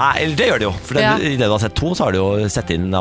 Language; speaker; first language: Norwegian; native; Norwegian